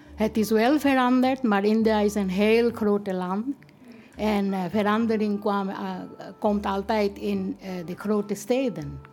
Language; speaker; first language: Dutch; non-native, fluent; Bangla